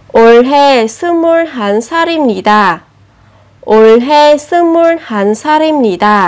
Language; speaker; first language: Korean; non-native, fluent; Vietnamese